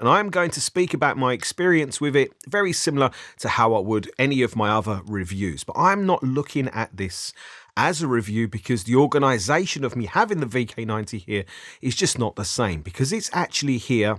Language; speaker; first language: English; native; English